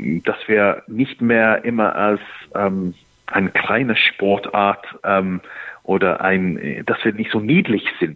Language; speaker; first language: German; non-native, fluent; English